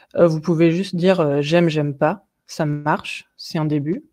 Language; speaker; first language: French; native; French